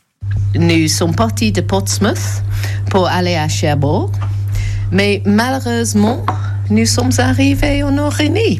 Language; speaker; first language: French; non-native, fluent; English